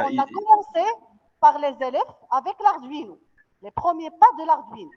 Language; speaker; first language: French; non-native, local second language; Arabic